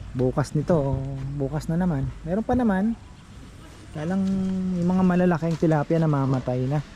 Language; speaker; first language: Filipino; native; Filipino